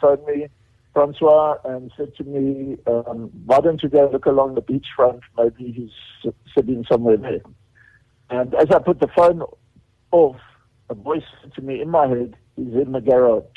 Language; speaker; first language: English; native; English